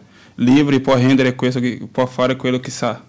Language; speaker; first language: Italian; non-native, learner; Portuguese